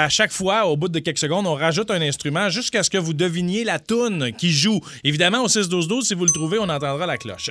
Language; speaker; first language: French; native; French